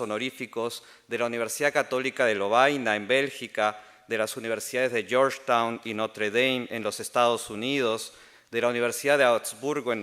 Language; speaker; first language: Spanish; native; Spanish